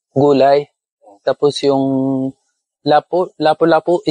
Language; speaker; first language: Filipino; non-native, learner; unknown